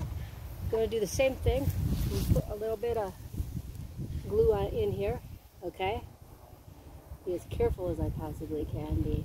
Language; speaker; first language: English; native; English